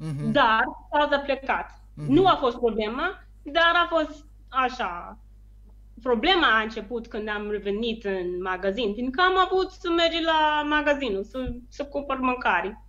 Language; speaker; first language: Romanian; non-native, learner; English